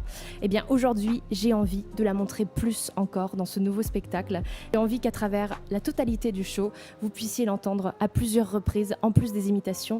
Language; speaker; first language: French; native; French